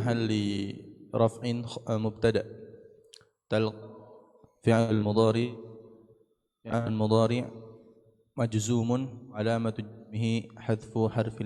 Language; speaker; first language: Arabic; non-native, learner; Indonesian